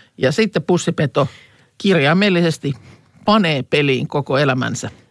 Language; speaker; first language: Finnish; native; Finnish